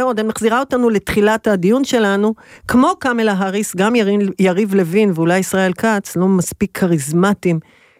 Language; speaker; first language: Hebrew; native; Hebrew